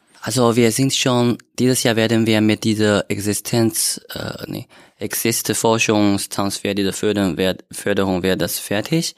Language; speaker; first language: German; non-native, learner; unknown